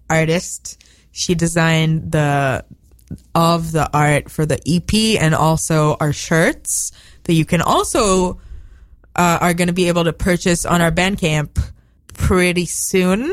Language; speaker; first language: English; non-native, fluent; Hebrew